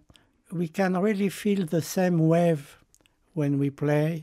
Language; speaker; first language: English; non-native, fluent; French